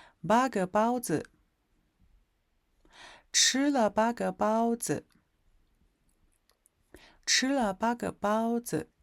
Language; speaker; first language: Chinese; non-native, fluent; Mongolian